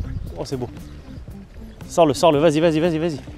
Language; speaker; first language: French; native; French